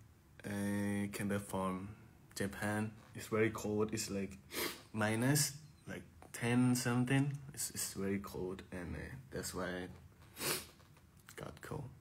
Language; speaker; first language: English; non-native, fluent; Thai